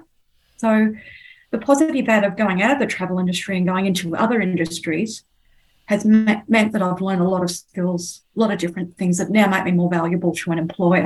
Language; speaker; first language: English; native; English